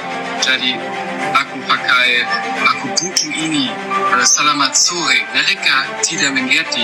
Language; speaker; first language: Indonesian; non-native, learner; English